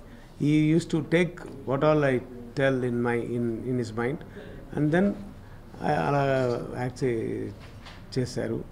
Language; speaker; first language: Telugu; non-native, learner; Tamil